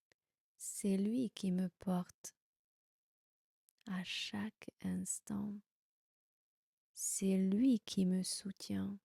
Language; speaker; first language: French; non-native, fluent; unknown